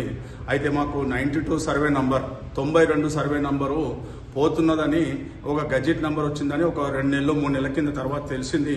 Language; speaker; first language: Telugu; native; Telugu